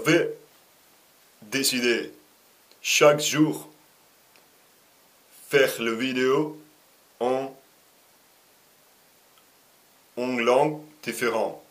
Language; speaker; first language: French; non-native, learner; Russian